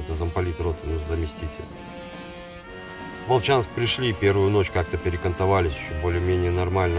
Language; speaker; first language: Russian; native; Russian